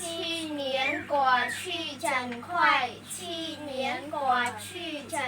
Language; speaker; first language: Chinese; non-native, learner; Khmer